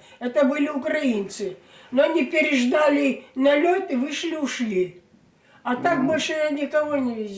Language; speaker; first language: Russian; native; Russian